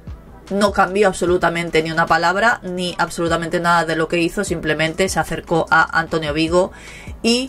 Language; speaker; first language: Spanish; native; Spanish